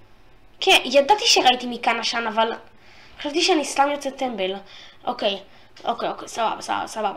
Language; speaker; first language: Hebrew; native; Hebrew